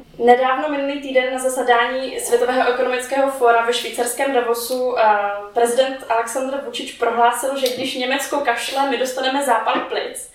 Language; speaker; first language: Czech; native; Czech